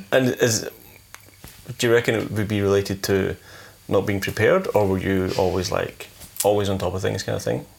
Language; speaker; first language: English; native; English